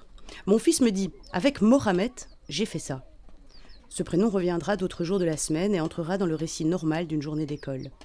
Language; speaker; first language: French; native; French